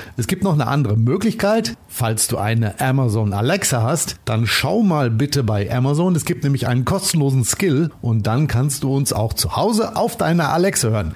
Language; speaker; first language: German; native; German